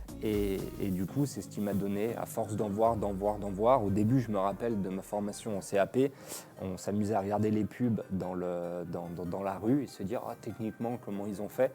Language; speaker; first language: French; native; French